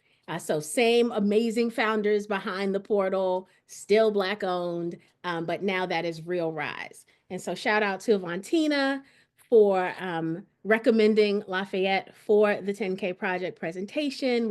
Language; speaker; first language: English; native; English